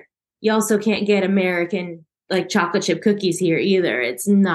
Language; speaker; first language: English; native; English